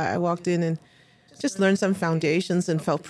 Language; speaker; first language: English; non-native, local second language; Cantonese